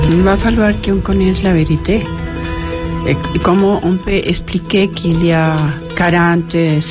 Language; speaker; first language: French; non-native, fluent; Spanish